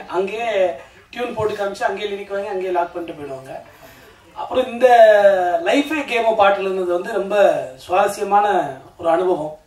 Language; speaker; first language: Tamil; native; Tamil